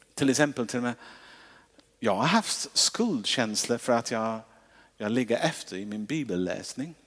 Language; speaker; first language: Swedish; non-native, fluent; English